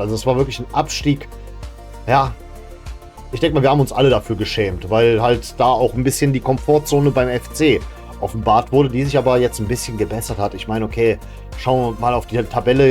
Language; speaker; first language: German; native; German